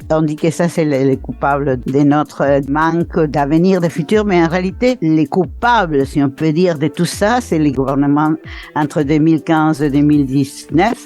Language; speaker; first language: French; non-native, fluent; Spanish